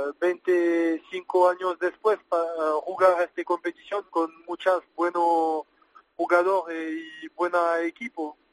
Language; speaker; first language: Spanish; non-native, learner; French